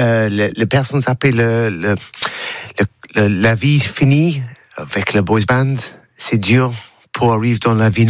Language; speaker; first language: French; non-native, learner; English